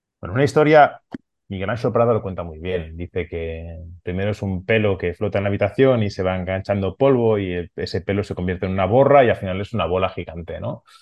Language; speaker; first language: Spanish; non-native, local second language; Catalan